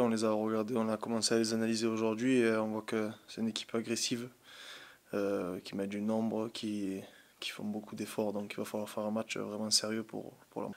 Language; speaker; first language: French; native; French